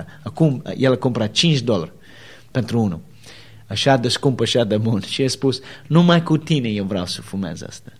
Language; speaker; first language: Romanian; non-native, learner; English